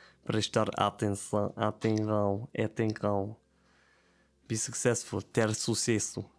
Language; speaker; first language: Portuguese; non-native, learner; German